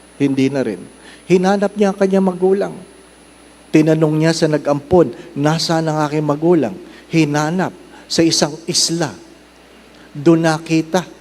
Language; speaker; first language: Filipino; non-native, local second language; Cebuano